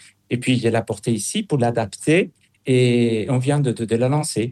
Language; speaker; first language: French; non-native, fluent; Spanish